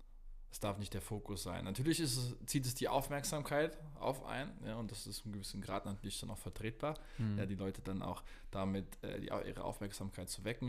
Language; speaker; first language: German; native; German